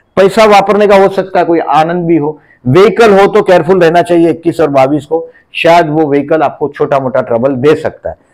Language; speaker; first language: Hindi; native; Hindi